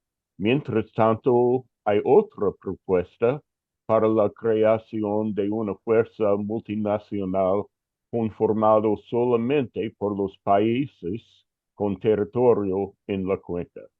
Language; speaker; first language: Spanish; non-native, fluent; English